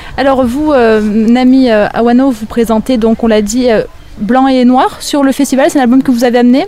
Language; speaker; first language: French; native; French